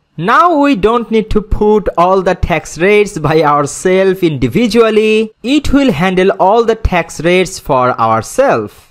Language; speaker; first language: English; non-native, local second language; Bangla